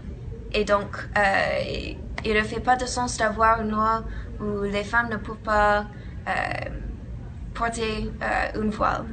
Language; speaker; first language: French; non-native, learner; English